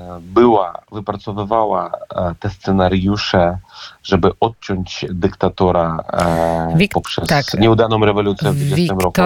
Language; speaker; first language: Polish; non-native, fluent; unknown